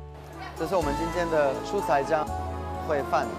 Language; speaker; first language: Chinese; non-native, fluent; French